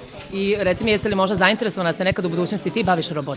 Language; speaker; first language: Bosnian; native; Bosnian